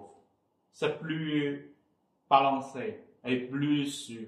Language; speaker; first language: French; non-native, fluent; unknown